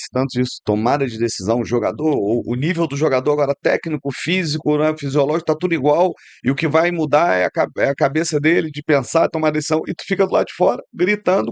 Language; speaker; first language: Portuguese; native; Portuguese